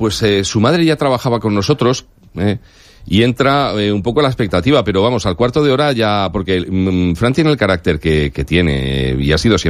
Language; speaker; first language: Spanish; native; Spanish